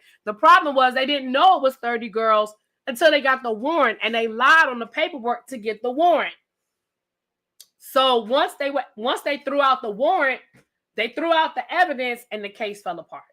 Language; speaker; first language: English; native; English